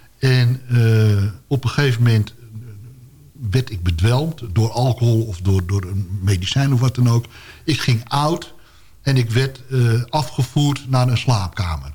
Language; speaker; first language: Dutch; native; Dutch